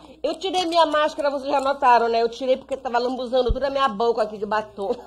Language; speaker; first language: Portuguese; native; Portuguese